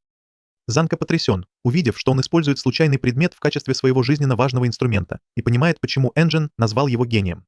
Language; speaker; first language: Russian; native; Russian